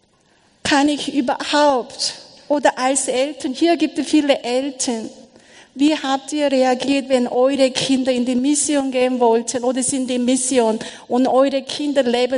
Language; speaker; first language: German; non-native, learner; Korean